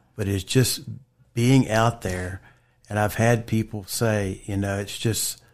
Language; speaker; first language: English; native; English